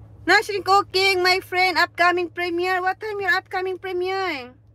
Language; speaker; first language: English; non-native, local second language; Cebuano